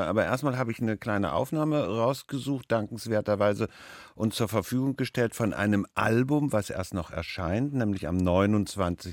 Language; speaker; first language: German; native; German